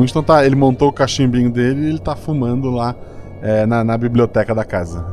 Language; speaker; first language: Portuguese; native; Portuguese